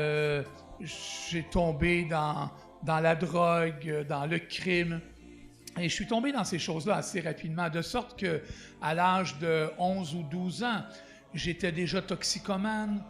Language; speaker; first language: French; native; French